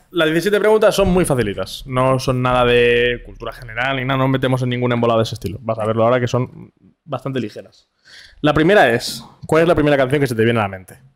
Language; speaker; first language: Spanish; native; Spanish